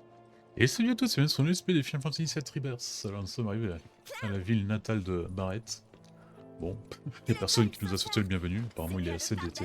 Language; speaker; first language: French; native; French